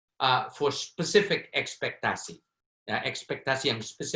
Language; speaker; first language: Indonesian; non-native, fluent; English